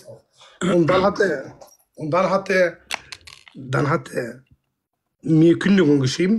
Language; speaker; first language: German; non-native, fluent; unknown